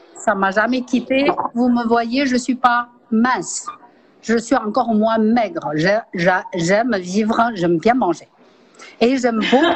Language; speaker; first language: French; non-native, fluent; Chinese